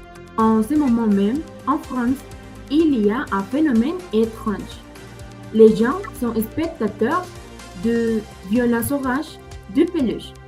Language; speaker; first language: French; non-native, learner; Spanish